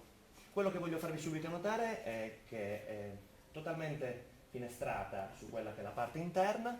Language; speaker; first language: Italian; native; Italian